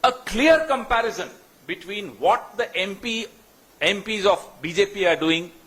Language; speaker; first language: English; non-native, local second language; Hindi